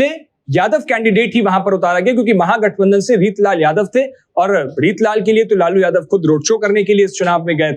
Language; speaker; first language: Hindi; native; Hindi